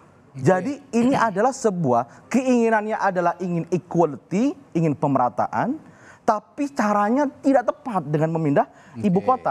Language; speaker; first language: Indonesian; native; Indonesian